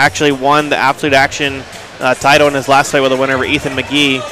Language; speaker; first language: English; native; English